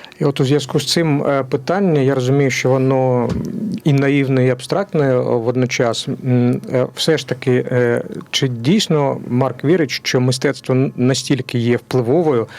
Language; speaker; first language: Ukrainian; native; Ukrainian